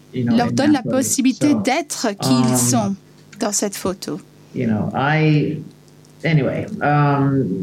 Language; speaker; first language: French; non-native, learner; English